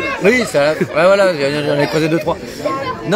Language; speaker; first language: French; native; French